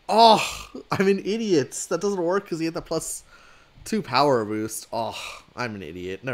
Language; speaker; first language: English; native; English